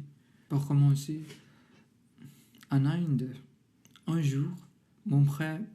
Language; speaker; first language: French; non-native, learner; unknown